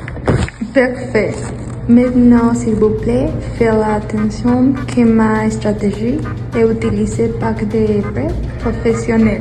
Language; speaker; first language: French; non-native, learner; Spanish